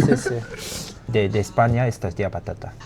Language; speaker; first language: Spanish; early bilingual, other home language; Mongolian